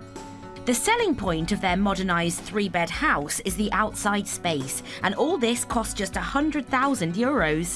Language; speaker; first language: English; native; English